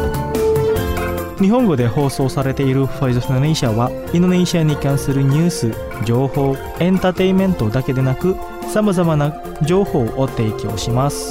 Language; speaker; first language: Japanese; non-native, fluent; Indonesian